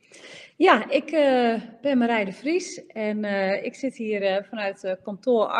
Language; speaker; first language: Dutch; native; Dutch